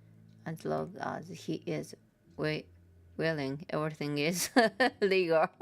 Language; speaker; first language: English; non-native, learner; Japanese